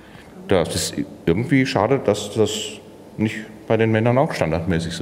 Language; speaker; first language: German; native; German